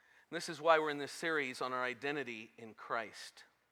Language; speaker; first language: English; native; English